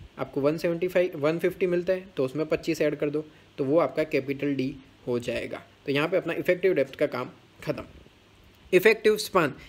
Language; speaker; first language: Hindi; non-native, local second language; Gujarati